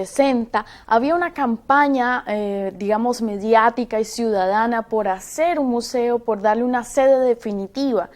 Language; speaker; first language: Spanish; native; Spanish